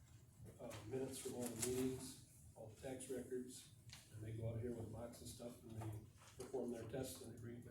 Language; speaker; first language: English; native; English